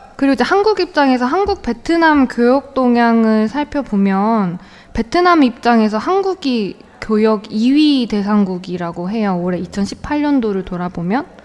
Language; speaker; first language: Korean; native; Korean